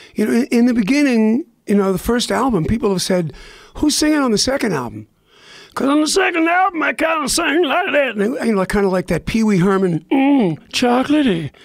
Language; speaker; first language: English; native; English